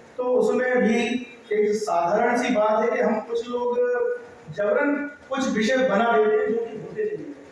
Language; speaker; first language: Hindi; native; Hindi